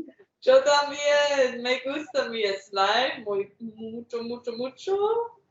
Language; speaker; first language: Spanish; non-native, fluent; English